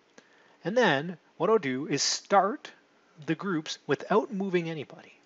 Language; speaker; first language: English; native; English